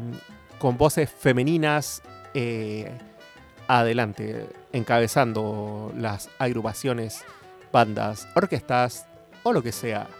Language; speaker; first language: Spanish; native; Spanish